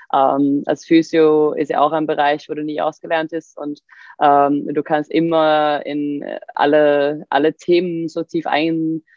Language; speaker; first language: German; non-native, fluent; Swedish